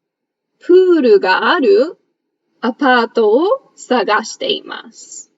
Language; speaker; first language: Japanese; non-native, fluent; English